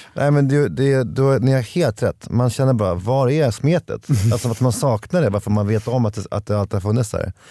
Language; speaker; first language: Swedish; native; Swedish